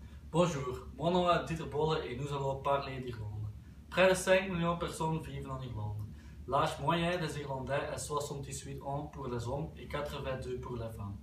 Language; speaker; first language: French; non-native, learner; Dutch